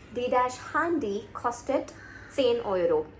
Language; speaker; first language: German; non-native, fluent; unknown